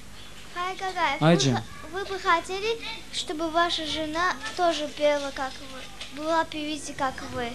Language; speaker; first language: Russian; non-native, local second language; Azerbaijani